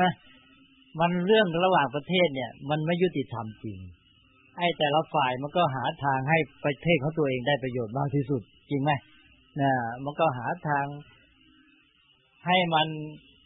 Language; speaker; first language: Thai; native; Thai